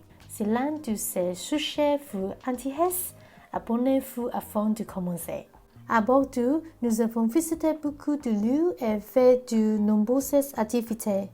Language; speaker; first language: French; non-native, learner; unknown